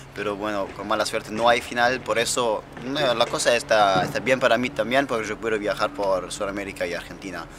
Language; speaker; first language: Spanish; non-native, learner; German